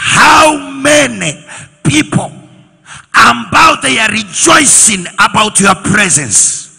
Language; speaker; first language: English; non-native, local second language; Swahili